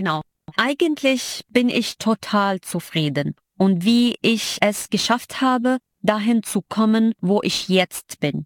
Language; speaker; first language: German; non-native, fluent; Arabic